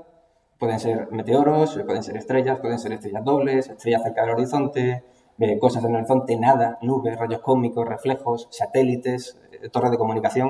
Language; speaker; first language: Spanish; native; Spanish